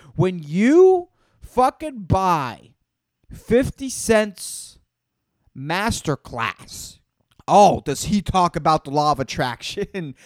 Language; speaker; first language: English; non-native, fluent; Spanish